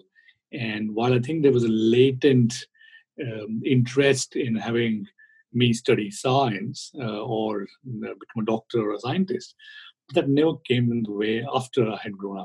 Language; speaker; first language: English; non-native, local second language; Hindi